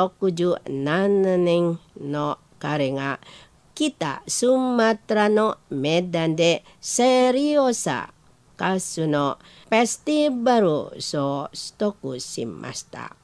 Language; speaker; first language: Japanese; non-native, learner; Indonesian